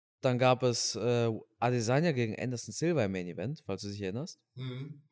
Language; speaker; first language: German; native; German